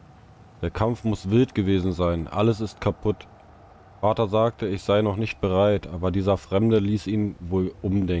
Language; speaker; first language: German; native; German